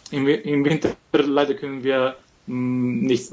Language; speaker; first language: German; non-native, fluent; Macedonian